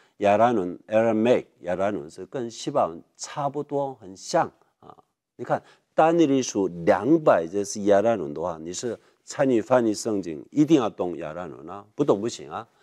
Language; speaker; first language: Chinese; non-native, fluent; Korean